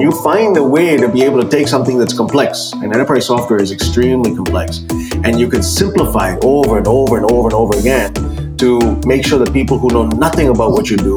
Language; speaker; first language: English; non-native, local second language; Malayalam